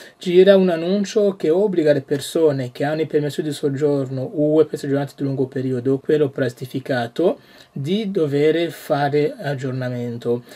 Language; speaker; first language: Italian; non-native, fluent; French